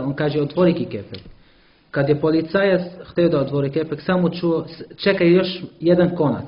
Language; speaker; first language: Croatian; non-native, learner; Arabic